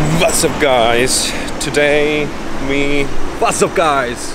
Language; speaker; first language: English; non-native, learner; Korean